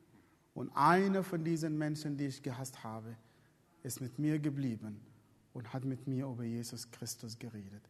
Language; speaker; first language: German; non-native, fluent; Arabic